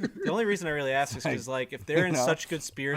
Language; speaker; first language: English; native; English